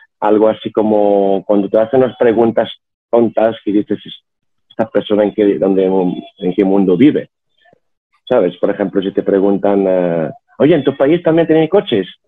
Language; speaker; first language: Spanish; non-native, fluent; Arabic